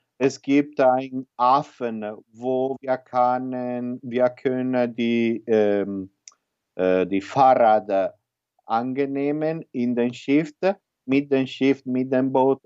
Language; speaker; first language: German; non-native, learner; Italian